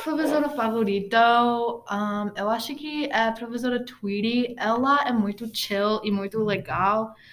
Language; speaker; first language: Portuguese; non-native, learner; English